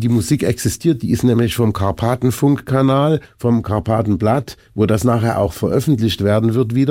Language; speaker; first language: German; native; German